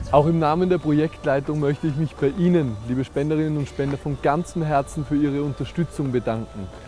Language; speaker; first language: German; native; German